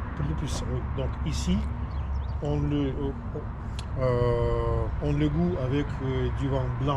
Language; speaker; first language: French; non-native, learner; Russian